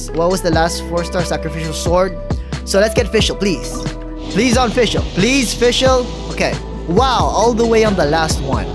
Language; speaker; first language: English; non-native, local second language; Filipino